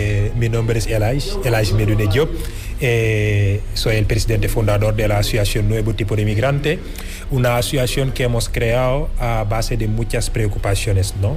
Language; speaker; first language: Spanish; non-native, fluent; Wolof